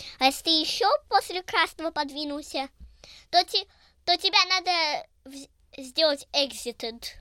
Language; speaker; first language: Russian; early bilingual, heritage; Russian